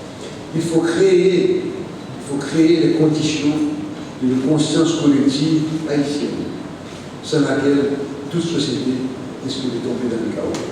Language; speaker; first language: French; non-native, local second language; Haitian Creole